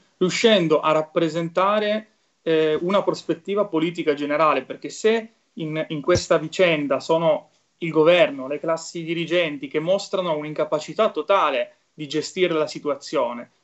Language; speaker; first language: Italian; native; Italian